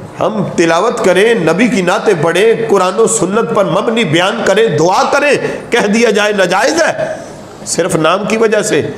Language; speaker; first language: Urdu; non-native, local second language; Punjabi